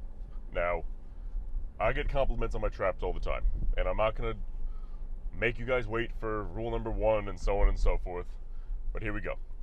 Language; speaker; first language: English; native; English